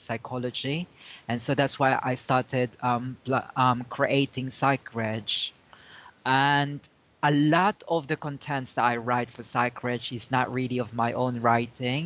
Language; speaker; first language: English; non-native, local second language; Filipino